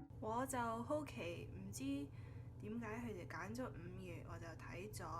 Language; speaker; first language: Cantonese; early bilingual, heritage; Cantonese